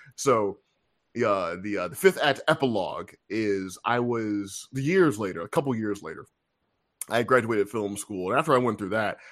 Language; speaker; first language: English; native; English